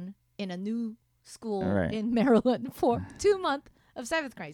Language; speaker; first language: English; non-native, fluent; Japanese